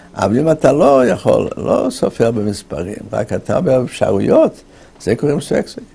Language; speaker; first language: Hebrew; native; Hebrew